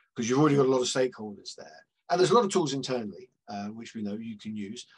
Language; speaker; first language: English; native; English